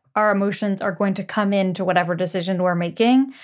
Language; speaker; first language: English; native; English